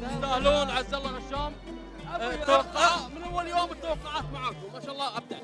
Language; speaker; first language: Arabic; native; Arabic